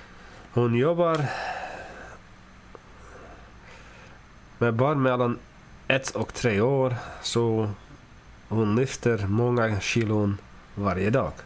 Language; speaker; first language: Swedish; non-native, learner; English